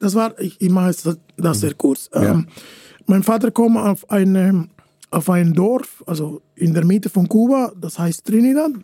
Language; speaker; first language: German; non-native, fluent; Spanish